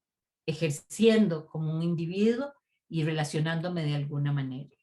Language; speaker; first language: Spanish; native; Spanish